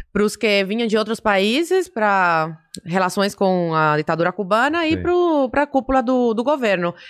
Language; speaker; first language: Portuguese; early bilingual, other home language; Spanish